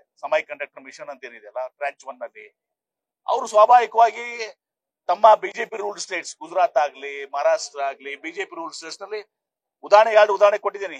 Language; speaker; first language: Kannada; native; Kannada